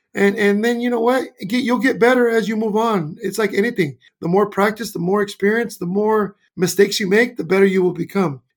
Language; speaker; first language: English; native; English